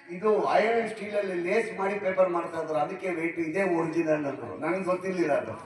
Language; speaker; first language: Kannada; non-native, local second language; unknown